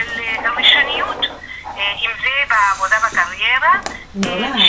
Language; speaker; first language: Hebrew; non-native, fluent; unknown